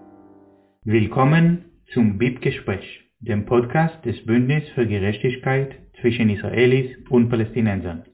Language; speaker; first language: German; non-native, fluent; Hebrew